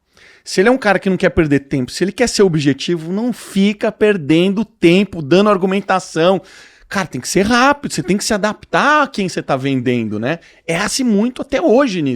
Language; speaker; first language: Portuguese; native; Portuguese